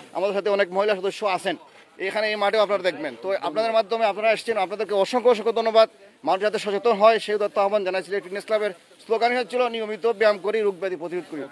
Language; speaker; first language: Bangla; native; Bangla